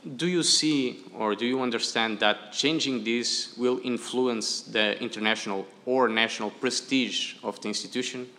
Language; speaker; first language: English; non-native, fluent; Portuguese